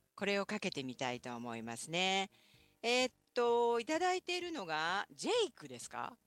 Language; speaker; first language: Japanese; native; Japanese